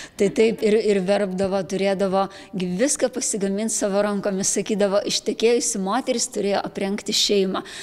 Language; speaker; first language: Lithuanian; native; Lithuanian